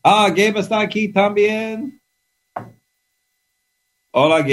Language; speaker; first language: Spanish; non-native, learner; English